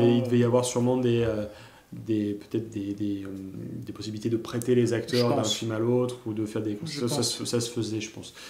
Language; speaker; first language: French; native; French